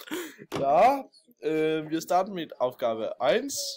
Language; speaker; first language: German; non-native, learner; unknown